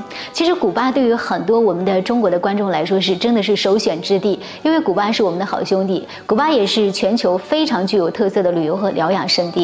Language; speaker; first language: Chinese; native; Chinese